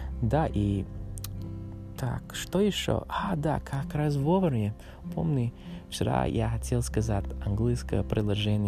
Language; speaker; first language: Russian; non-native, learner; English